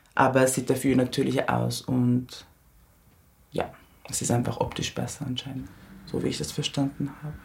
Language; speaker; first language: German; early bilingual, other home language; Japanese